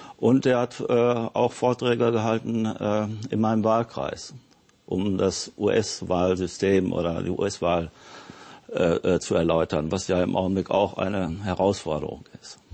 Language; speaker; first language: German; native; German